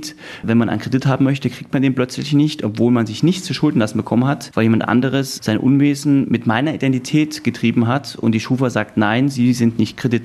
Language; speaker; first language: German; native; German